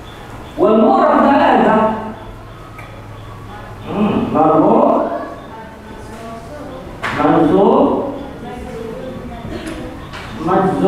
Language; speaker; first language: Arabic; non-native, fluent; Indonesian